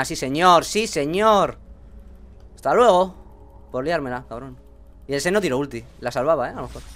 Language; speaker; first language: Spanish; native; Spanish